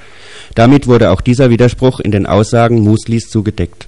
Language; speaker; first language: German; native; German